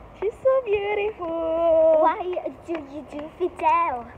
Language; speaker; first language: English; non-native, local second language; Filipino